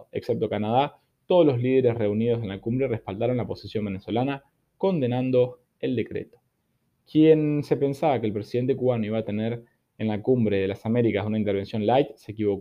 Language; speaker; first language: Spanish; native; Spanish